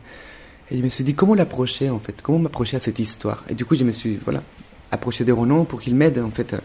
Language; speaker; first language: French; non-native, fluent; Spanish